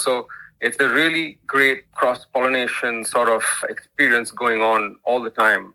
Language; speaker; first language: English; non-native, local second language; Hindi